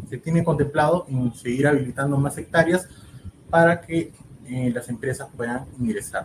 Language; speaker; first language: Spanish; native; Spanish